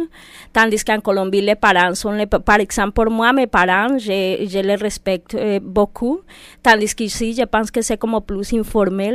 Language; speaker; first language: French; non-native, fluent; Spanish